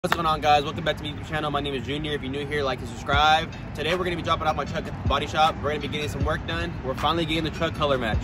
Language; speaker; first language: English; native; English